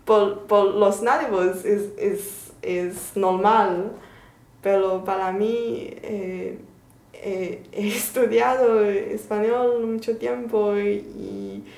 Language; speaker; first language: Spanish; non-native, learner; Chinese